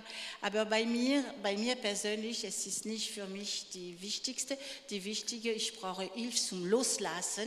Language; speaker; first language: German; non-native, fluent; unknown